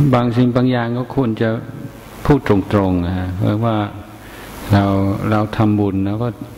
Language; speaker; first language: Thai; non-native, fluent; English